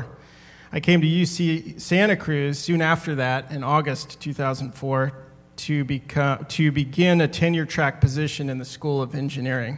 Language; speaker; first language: English; native; English